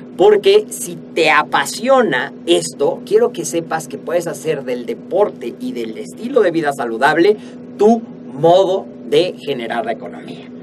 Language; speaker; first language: Spanish; native; Spanish